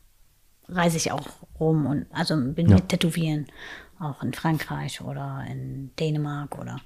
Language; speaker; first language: German; non-native, fluent; Arabic